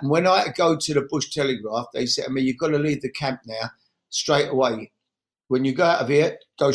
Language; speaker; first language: English; native; English